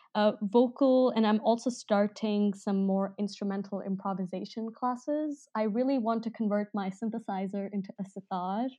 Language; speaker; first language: English; non-native, local second language; Hindi